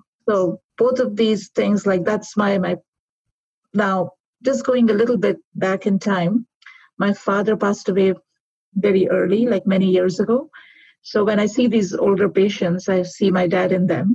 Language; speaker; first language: English; non-native, local second language; Urdu